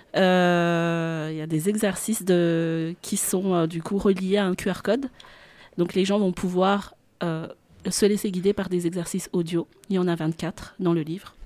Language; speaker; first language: French; non-native, local second language; Malagasy